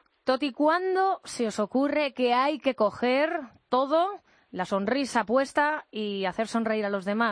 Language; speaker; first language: Spanish; native; Spanish